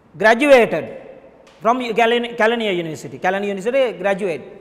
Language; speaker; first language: English; non-native, local second language; Sinhala